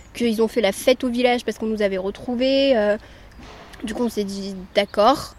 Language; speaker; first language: French; early bilingual, other home language; Amharic